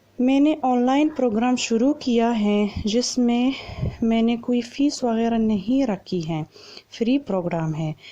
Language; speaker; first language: Urdu; non-native, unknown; Arabic